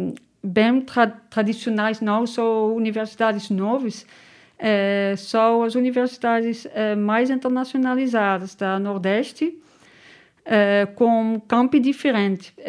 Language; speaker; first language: Portuguese; non-native, learner; Dutch